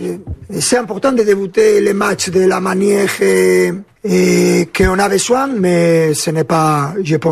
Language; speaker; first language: French; non-native, learner; Spanish